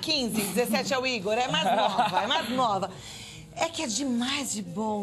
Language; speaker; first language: Portuguese; native; Portuguese